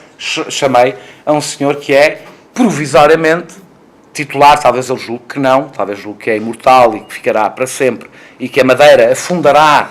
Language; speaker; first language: Portuguese; native; Portuguese